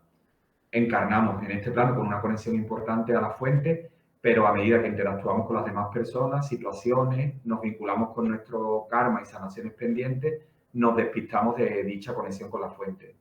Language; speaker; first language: Spanish; native; Spanish